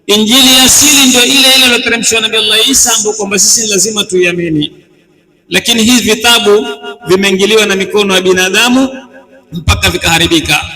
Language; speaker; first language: Swahili; native; Swahili